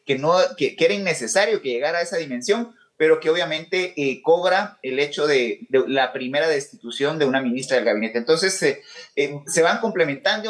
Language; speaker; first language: Spanish; native; Spanish